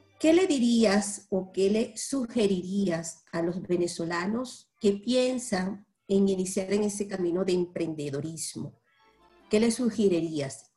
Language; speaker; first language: Spanish; native; Spanish